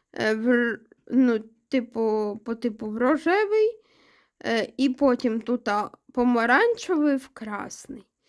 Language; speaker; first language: Ukrainian; non-native, local second language; Russian